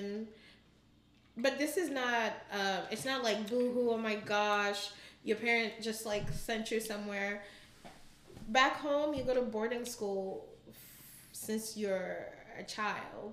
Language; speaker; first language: English; non-native, local second language; Ganda